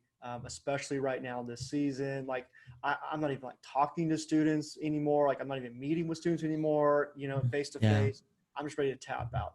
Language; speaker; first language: English; native; English